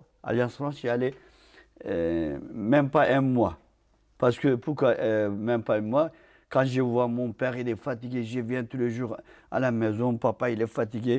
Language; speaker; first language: French; non-native, fluent; Turkish